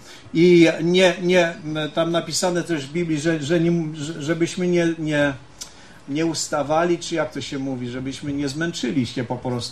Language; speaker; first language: Polish; early bilingual, heritage; Polish